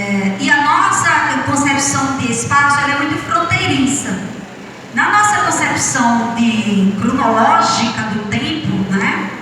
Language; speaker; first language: Portuguese; native; Portuguese